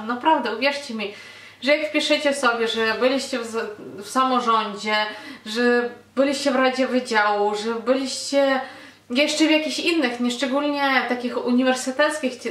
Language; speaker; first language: Polish; non-native, fluent; Ukrainian